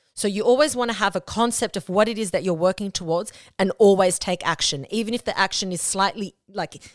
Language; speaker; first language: English; non-native, local second language; Spanish